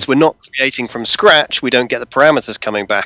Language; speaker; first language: English; native; English